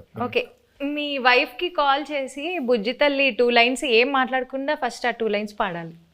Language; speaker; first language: Telugu; native; Telugu